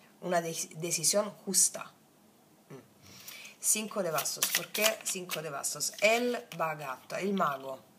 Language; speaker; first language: Spanish; non-native, fluent; Italian